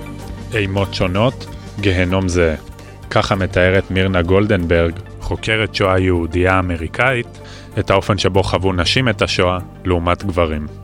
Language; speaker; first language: Hebrew; native; Hebrew